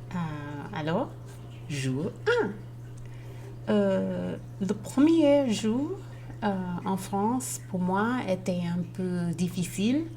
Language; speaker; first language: French; non-native, learner; English